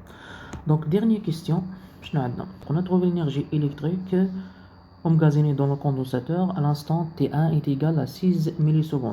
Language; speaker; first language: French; non-native, local second language; Arabic